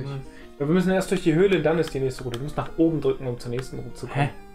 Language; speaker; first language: German; native; German